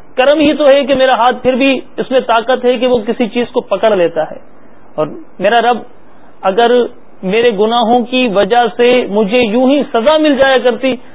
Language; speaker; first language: Urdu; native; Urdu